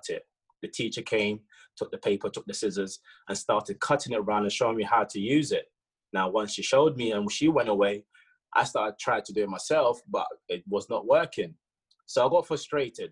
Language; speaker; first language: English; early bilingual, other home language; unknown